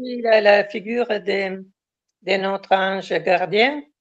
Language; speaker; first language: French; non-native, fluent; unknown